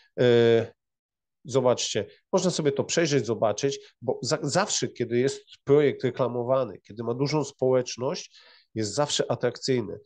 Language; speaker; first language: Polish; native; Polish